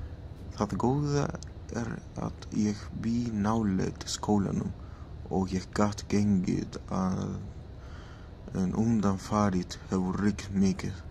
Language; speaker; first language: Icelandic; non-native, learner; Spanish